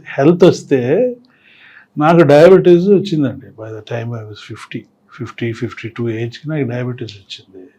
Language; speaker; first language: Telugu; native; Telugu